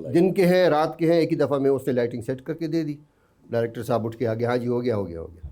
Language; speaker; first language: Urdu; non-native, local second language; Baluchi